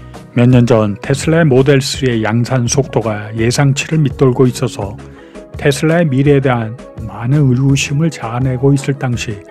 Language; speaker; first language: Korean; native; Korean